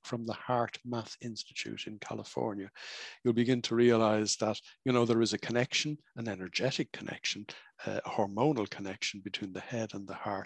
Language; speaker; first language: English; native; English